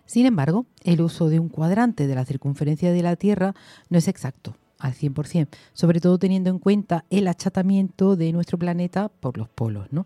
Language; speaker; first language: Spanish; native; Spanish